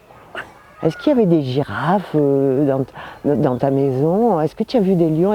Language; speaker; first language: French; native; French